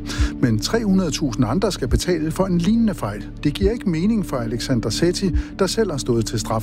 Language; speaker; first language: Danish; native; Danish